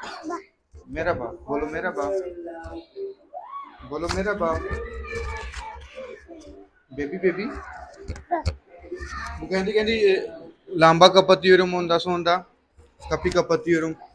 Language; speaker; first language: Turkish; non-native, learner; Urdu